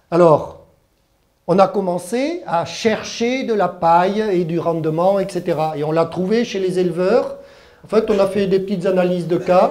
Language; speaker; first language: French; early bilingual, other home language; German